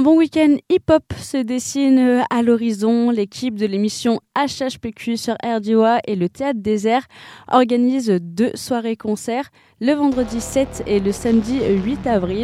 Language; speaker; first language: French; native; French